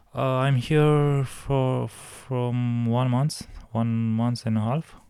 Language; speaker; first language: English; non-native, learner; Romanian